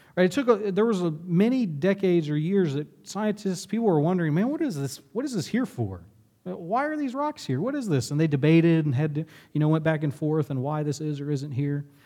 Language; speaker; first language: English; native; English